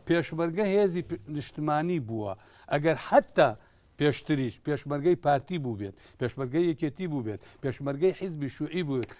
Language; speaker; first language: Central Kurdish; native; Central Kurdish